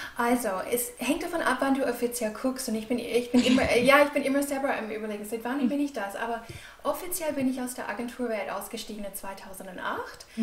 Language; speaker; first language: German; non-native, fluent; English